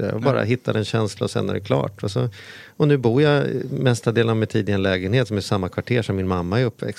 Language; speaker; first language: Swedish; native; Swedish